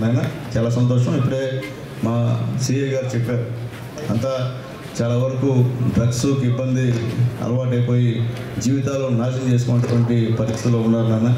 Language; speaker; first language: Telugu; native; Telugu